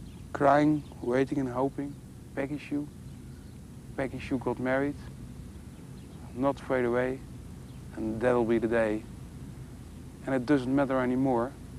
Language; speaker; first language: English; non-native, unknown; Dutch